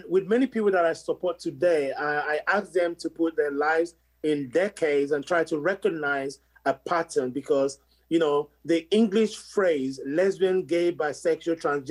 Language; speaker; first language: English; non-native, local second language; Yoruba